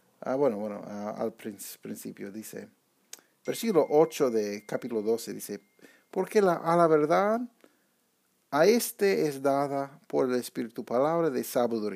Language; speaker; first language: Spanish; non-native, fluent; English